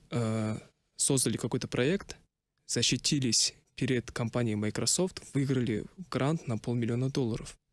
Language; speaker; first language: Russian; non-native, local second language; Kazakh